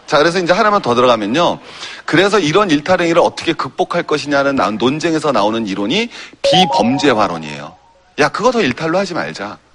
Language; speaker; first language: Korean; native; Korean